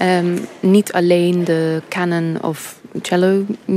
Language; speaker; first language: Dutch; early bilingual, heritage; English